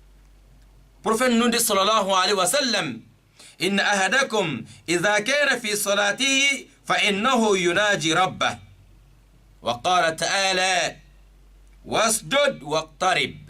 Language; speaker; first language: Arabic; non-native, fluent; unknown